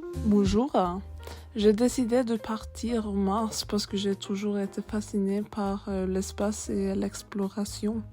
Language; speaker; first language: French; non-native, learner; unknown